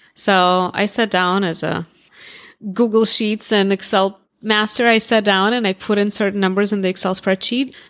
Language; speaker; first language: English; non-native, fluent; Russian